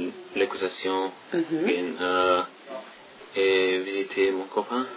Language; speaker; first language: French; non-native, learner; English